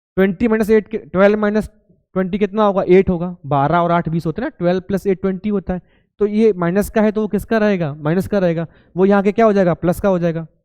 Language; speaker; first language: Hindi; native; Hindi